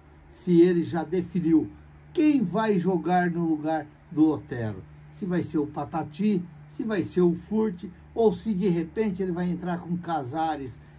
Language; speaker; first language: Portuguese; native; Portuguese